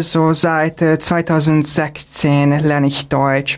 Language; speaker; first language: German; non-native, fluent; Hungarian